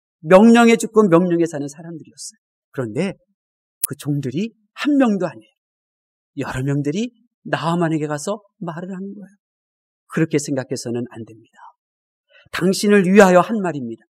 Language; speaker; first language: Korean; native; Korean